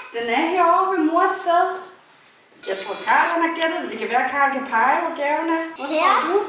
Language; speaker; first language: Danish; native; Danish